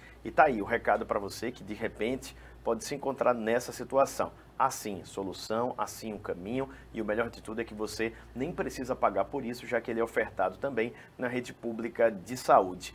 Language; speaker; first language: Portuguese; native; Portuguese